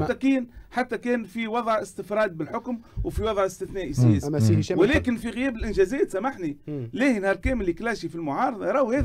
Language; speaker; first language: Arabic; native; Arabic